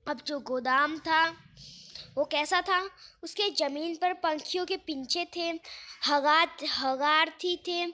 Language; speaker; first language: Hindi; non-native, local second language; Gujarati